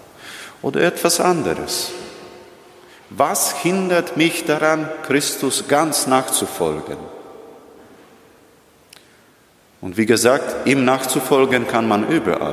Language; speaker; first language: German; non-native, fluent; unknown